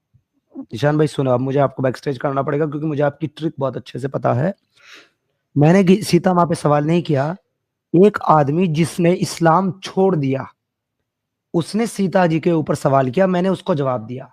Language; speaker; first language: Hindi; native; Hindi